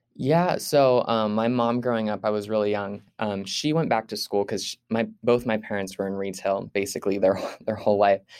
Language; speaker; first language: English; native; English